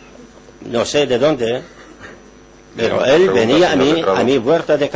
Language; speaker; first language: Spanish; non-native, learner; Arabic